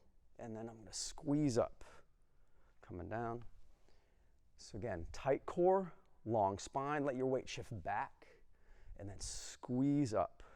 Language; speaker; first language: English; native; English